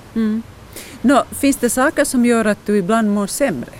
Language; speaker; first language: Swedish; native; Swedish